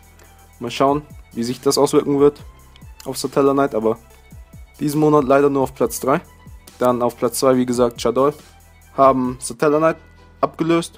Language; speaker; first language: German; native; German